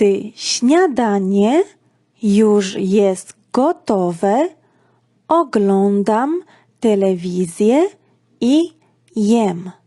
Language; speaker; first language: Polish; non-native, fluent; Georgian